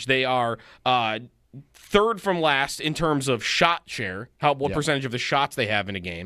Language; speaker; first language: English; native; English